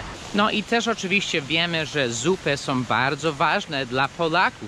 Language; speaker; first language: Polish; early bilingual, heritage; Polish